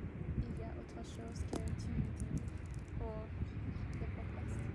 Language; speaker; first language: French; non-native, learner; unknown